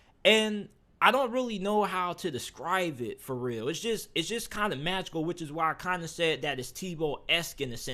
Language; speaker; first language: English; native; English